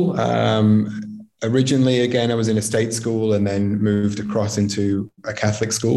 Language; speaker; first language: English; native; English